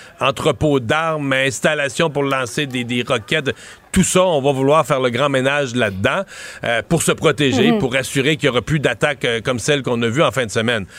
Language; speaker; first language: French; native; French